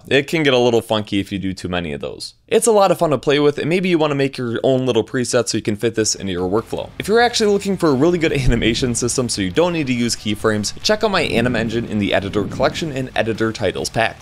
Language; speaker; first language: English; native; English